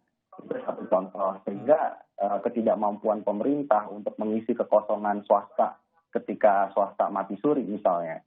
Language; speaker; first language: Indonesian; native; Indonesian